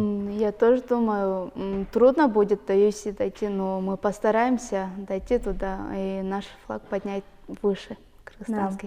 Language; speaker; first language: Russian; non-native, local second language; Kyrgyz